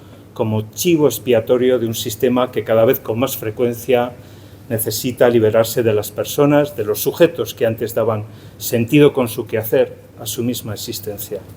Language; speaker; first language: Spanish; native; Spanish